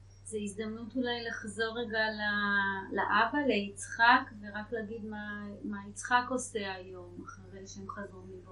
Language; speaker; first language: Hebrew; native; Hebrew